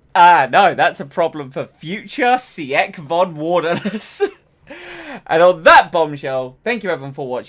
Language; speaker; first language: English; native; English